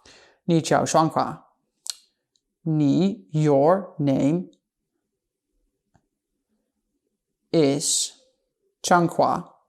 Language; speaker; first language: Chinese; non-native, learner; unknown